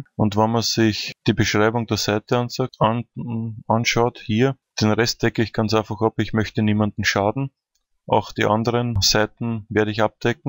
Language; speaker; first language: German; native; German